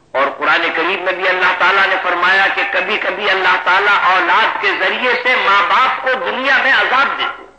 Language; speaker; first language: Urdu; native; Urdu